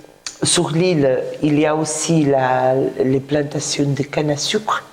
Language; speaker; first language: French; non-native, fluent; Portuguese